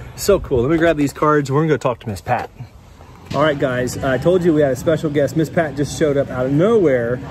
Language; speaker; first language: English; native; English